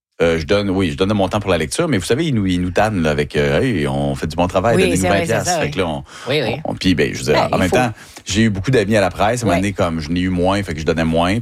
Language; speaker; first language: French; native; French